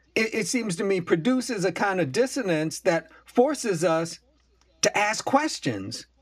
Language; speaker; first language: English; native; English